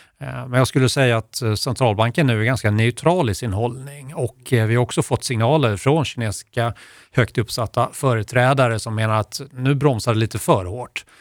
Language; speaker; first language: Swedish; native; Swedish